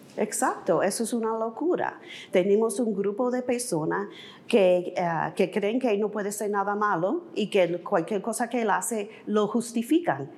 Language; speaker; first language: Spanish; early bilingual, heritage; English